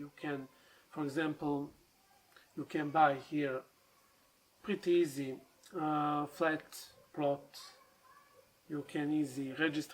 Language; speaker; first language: English; non-native, learner; Serbian